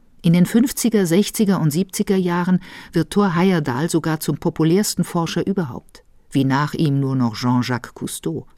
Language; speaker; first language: German; native; German